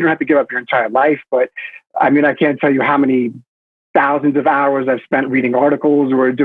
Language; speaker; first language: English; native; English